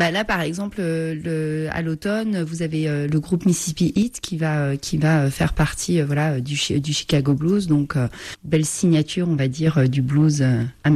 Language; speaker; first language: French; native; French